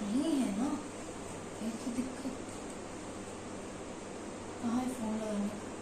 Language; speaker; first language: Hindi; native; Hindi